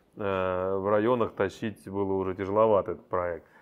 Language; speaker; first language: Russian; native; Russian